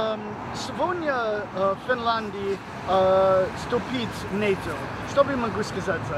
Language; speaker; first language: Russian; non-native, learner; English